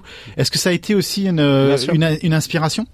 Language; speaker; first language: French; native; French